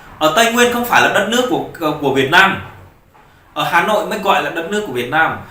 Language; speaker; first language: Vietnamese; non-native, local second language; Jarai